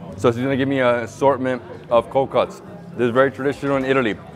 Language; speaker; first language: English; early bilingual, other home language; Italian